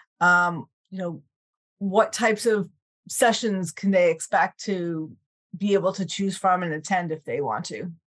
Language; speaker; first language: English; native; English